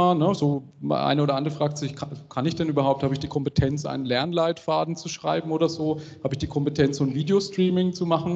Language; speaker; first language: German; native; German